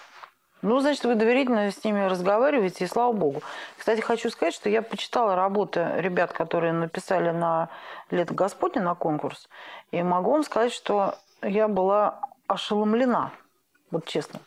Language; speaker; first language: Russian; native; Russian